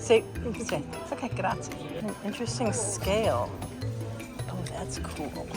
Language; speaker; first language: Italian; non-native, learner; English